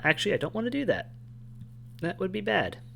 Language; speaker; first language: English; native; English